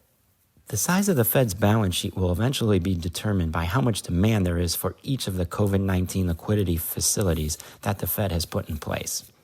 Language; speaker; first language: English; native; English